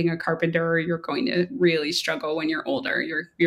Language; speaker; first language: English; native; English